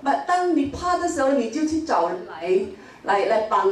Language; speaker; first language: Chinese; non-native, local second language; Min Nan Chinese